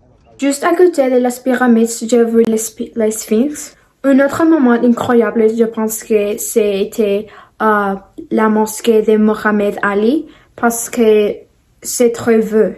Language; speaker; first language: French; non-native, learner; Spanish